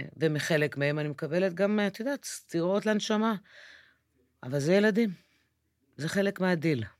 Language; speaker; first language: Hebrew; early bilingual, other home language; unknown